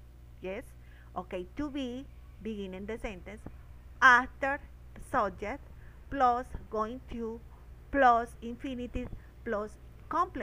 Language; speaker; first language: English; non-native, learner; Spanish